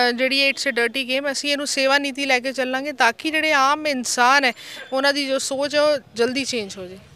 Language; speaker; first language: Punjabi; native; Punjabi